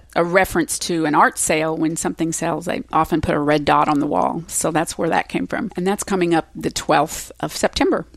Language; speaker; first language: English; native; English